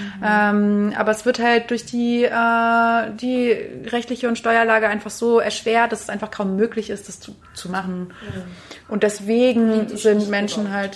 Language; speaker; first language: German; native; German